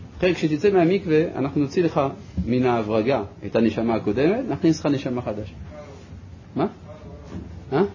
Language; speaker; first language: Hebrew; non-native, fluent; French